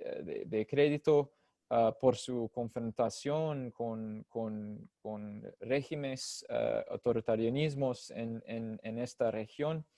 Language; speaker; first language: Spanish; non-native, fluent; English